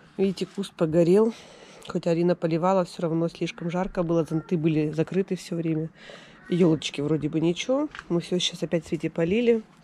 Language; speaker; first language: Russian; native; Russian